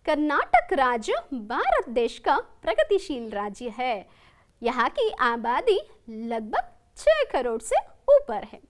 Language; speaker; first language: Hindi; non-native, local second language; Kannada